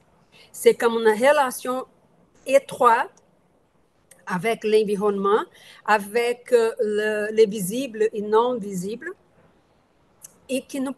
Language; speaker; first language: French; non-native, fluent; Portuguese